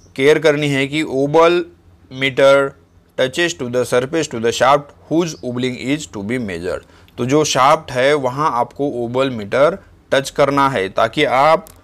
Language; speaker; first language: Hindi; non-native, local second language; Marathi